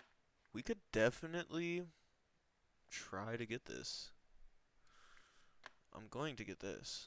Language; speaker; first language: English; native; English